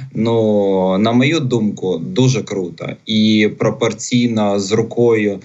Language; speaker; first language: Ukrainian; non-native, local second language; Russian